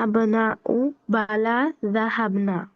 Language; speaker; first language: Arabic; non-native, learner; Bangla